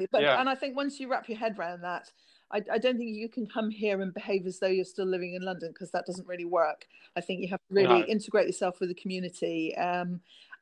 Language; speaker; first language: English; native; English